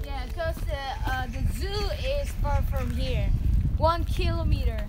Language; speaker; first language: English; non-native, learner; Korean